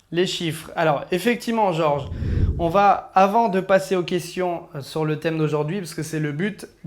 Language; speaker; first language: French; native; French